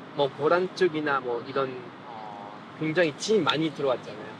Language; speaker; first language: Korean; non-native, fluent; French